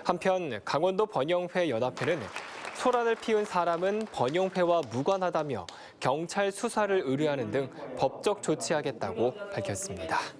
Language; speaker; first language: Korean; native; Korean